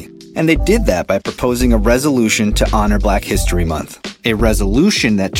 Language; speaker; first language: English; native; English